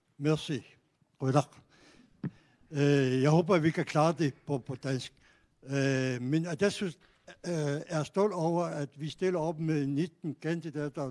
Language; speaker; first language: Danish; non-native, local second language; Kalaallisut